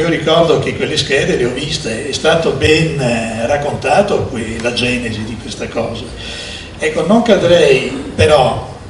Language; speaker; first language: Italian; native; Italian